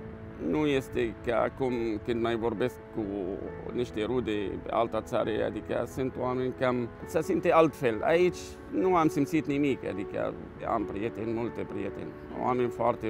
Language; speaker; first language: Romanian; non-native, learner; Arabic